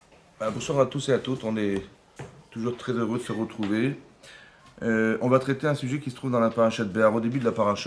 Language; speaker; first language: French; native; French